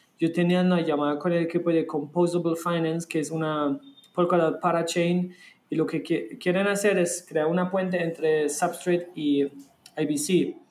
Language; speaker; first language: Spanish; non-native, fluent; German